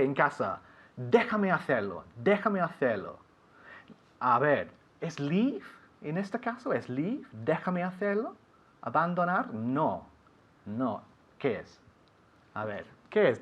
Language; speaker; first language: Spanish; non-native, fluent; English